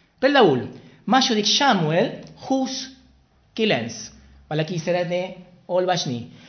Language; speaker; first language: Hungarian; non-native, learner; Spanish